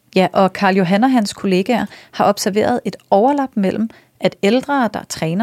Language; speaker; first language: Danish; native; Danish